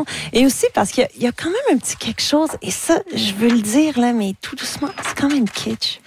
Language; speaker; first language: French; native; French